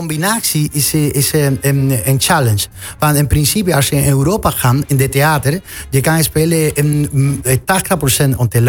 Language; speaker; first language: Dutch; non-native, fluent; Spanish